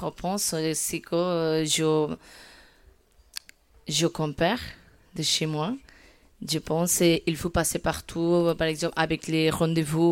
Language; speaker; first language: French; non-native, learner; Bangla